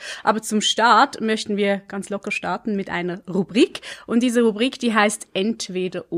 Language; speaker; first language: German; native; German